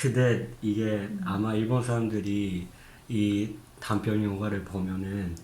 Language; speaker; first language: Korean; non-native, fluent; Japanese